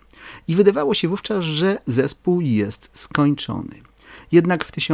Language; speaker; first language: Polish; native; Polish